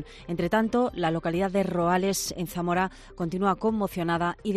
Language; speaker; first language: Spanish; native; Spanish